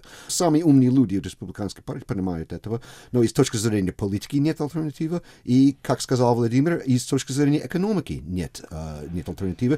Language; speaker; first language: Russian; non-native, fluent; English